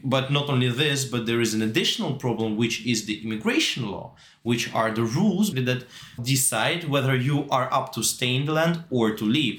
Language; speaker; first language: English; non-native, fluent; Russian